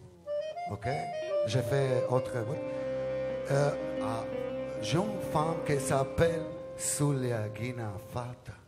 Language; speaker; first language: French; non-native, learner; Italian